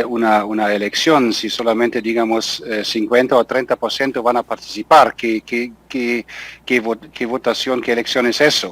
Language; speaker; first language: Spanish; non-native, fluent; German